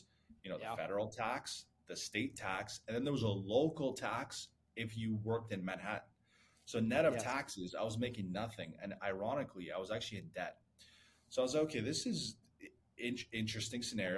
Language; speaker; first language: English; early bilingual, other home language; Persian